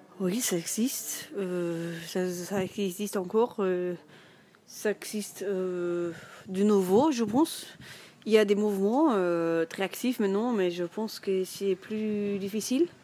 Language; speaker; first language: French; non-native, learner; German